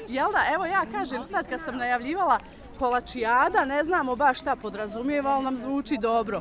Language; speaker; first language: Bosnian; native; Bosnian